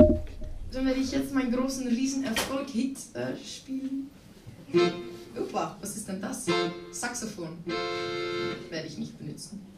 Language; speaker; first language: German; non-native, learner; Dutch